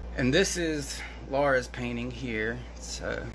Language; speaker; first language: English; native; English